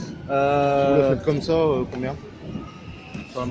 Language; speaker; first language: French; native; French